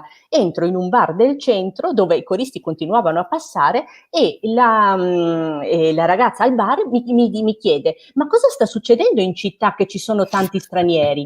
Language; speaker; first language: Italian; native; Italian